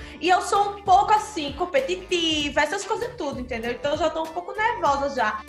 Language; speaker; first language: Portuguese; native; Portuguese